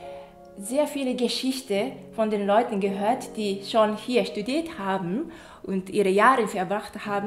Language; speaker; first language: German; non-native, fluent; Japanese